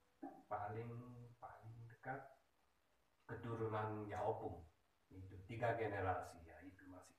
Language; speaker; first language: Indonesian; early bilingual, heritage; Dutch